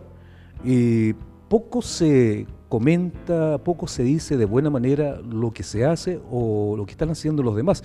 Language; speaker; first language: Spanish; native; Spanish